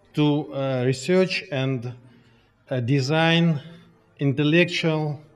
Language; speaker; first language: English; non-native, fluent; Russian